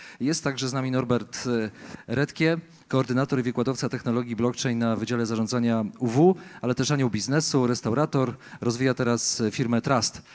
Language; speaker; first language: Polish; native; Polish